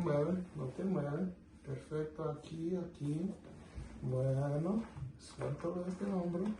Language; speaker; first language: Spanish; non-native, learner; English